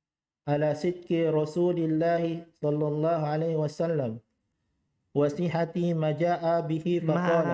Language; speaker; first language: Arabic; non-native, learner; Indonesian